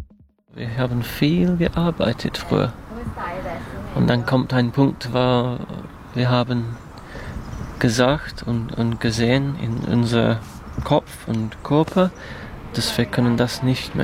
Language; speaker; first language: German; non-native, learner; English